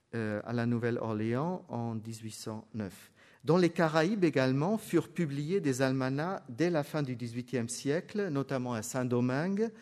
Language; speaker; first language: French; non-native, fluent; German